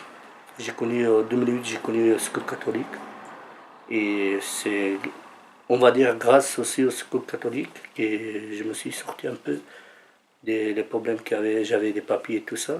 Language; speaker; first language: French; non-native, fluent; Albanian